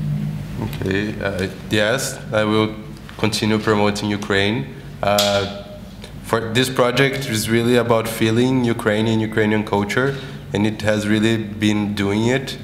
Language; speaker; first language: English; non-native, fluent; Portuguese